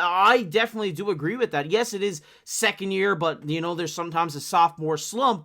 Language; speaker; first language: English; native; English